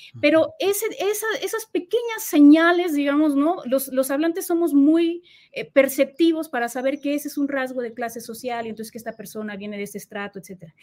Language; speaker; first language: Spanish; native; Spanish